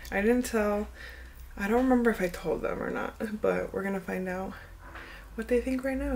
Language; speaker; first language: English; early bilingual, other home language; Spanish